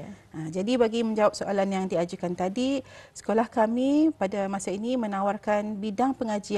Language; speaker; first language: Malay; native; Malay